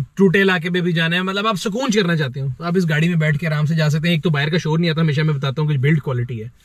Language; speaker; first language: Urdu; non-native, local second language; Punjabi